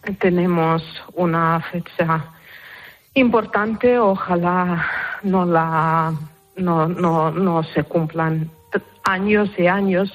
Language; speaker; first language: Spanish; non-native, fluent; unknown